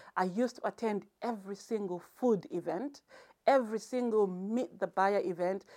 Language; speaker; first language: English; non-native, local second language; Shona